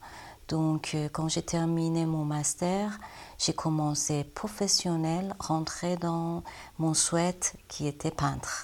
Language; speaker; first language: French; non-native, learner; Persian